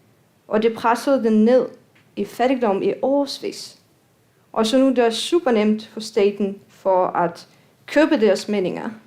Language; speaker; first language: Danish; non-native, fluent; Russian